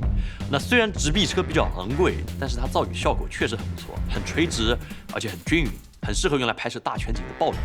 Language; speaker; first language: Chinese; native; Chinese